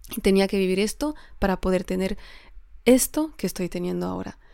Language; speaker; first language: Spanish; non-native, fluent; French